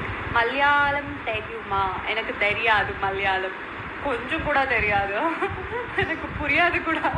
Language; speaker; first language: Tamil; non-native, learner; Kannada